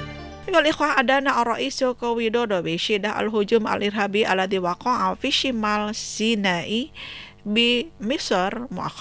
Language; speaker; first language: Arabic; non-native, fluent; Indonesian